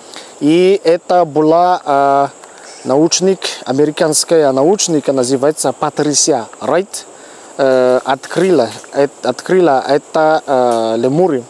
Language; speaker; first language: Russian; non-native, learner; Malagasy